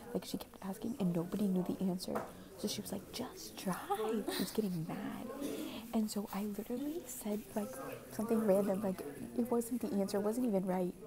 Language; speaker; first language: English; early bilingual, other home language; Spanish